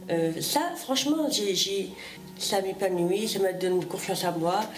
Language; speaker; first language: French; non-native, fluent; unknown